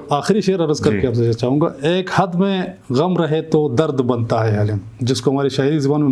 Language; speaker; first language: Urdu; non-native, local second language; Shina